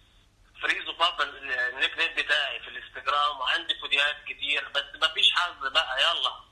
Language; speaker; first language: Arabic; native; Arabic